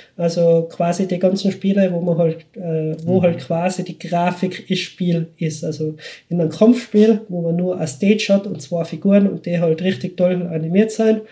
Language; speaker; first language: German; native; German